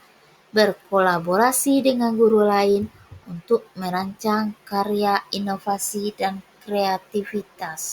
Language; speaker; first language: Indonesian; native; Indonesian